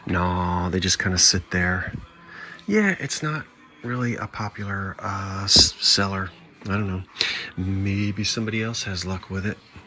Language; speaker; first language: English; native; English